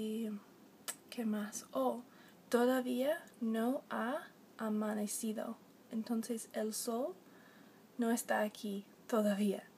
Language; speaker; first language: Spanish; non-native, learner; English